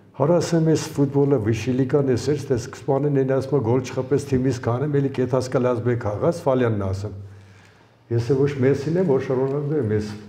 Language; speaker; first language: Armenian; early bilingual, other home language; Ukrainian